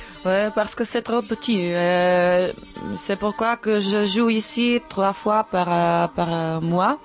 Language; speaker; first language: French; non-native, learner; Czech